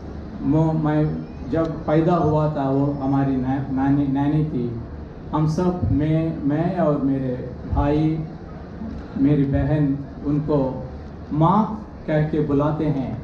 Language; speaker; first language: Hindi; non-native, local second language; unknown